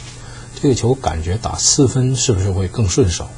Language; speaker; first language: Chinese; native; Chinese